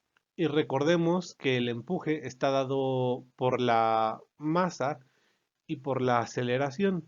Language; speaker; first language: Spanish; native; Spanish